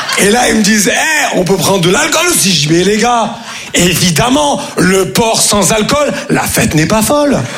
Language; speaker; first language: French; native; French